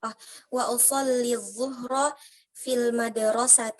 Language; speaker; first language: Arabic; non-native, learner; Indonesian